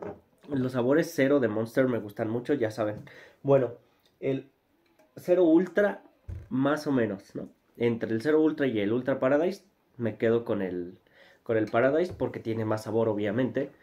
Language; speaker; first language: Spanish; native; Spanish